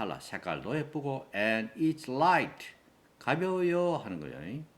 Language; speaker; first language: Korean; native; Korean